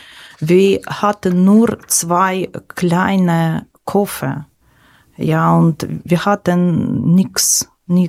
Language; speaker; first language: German; non-native, learner; Ukrainian